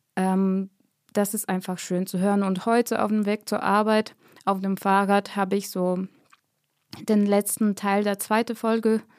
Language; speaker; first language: German; non-native, fluent; Bulgarian